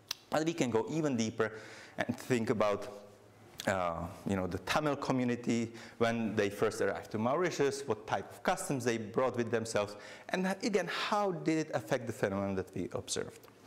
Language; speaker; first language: English; non-native, fluent; Czech